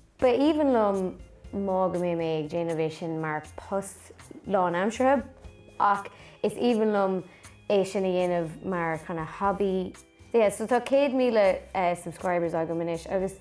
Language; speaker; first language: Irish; non-native, local second language; English